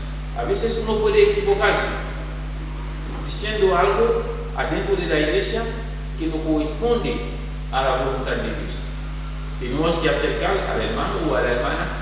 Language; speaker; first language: Spanish; non-native, fluent; French